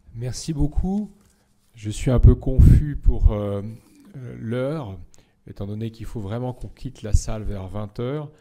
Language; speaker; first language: French; native; French